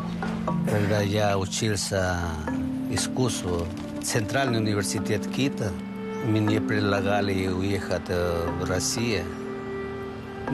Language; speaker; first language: Russian; non-native, fluent; Chinese